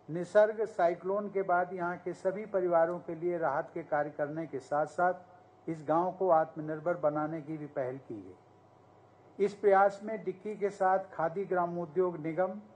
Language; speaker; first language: Hindi; native; Hindi